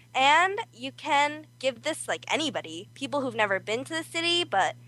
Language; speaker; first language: English; early bilingual, other home language; Korean